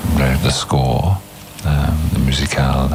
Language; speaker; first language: French; non-native, fluent; English